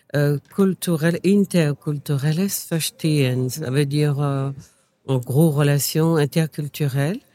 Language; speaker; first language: French; native; French